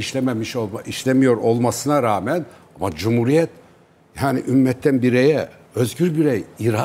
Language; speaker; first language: Turkish; native; Turkish